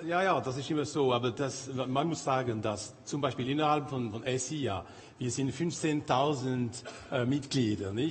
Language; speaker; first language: German; non-native, local second language; French